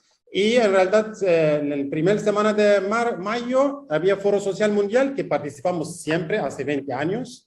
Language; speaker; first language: Spanish; non-native, fluent; Kurdish